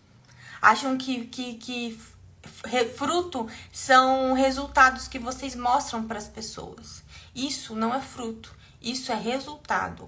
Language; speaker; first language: Portuguese; native; Portuguese